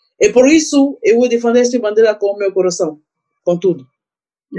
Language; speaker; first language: Portuguese; non-native, learner; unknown